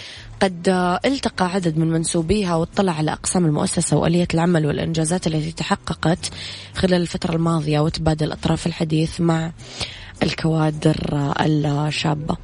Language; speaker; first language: Arabic; native; Arabic